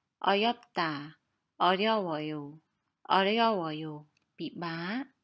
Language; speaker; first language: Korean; non-native, fluent; Khmer